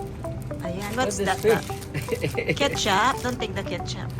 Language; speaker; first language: English; non-native, local second language; Filipino